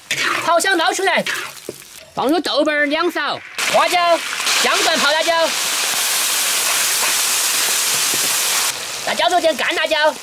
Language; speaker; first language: Chinese; native; Chinese